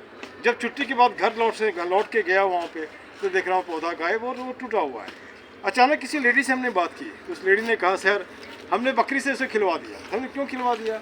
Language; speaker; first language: Hindi; native; Hindi